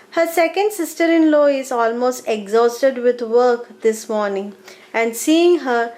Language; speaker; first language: English; non-native, local second language; Malayalam